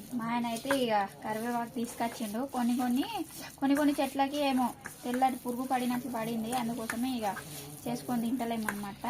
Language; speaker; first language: Telugu; native; Telugu